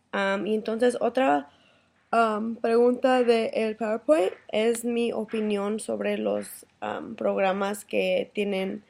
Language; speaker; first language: Spanish; early bilingual, heritage; Spanish